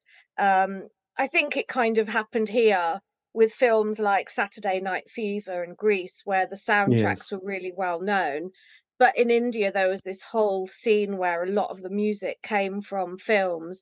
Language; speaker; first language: English; native; English